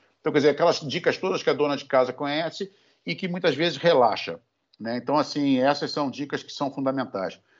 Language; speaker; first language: Portuguese; native; Portuguese